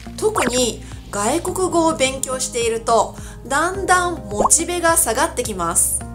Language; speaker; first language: Japanese; native; Japanese